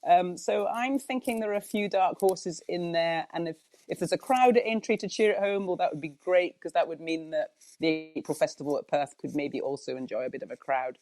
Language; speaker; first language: English; native; English